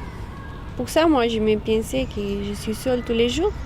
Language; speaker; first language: French; non-native, learner; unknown